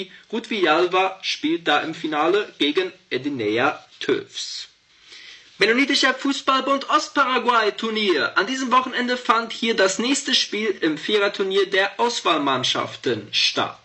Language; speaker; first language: German; native; German